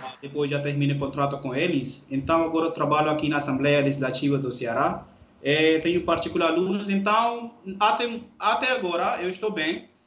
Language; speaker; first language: Portuguese; non-native, learner; Urdu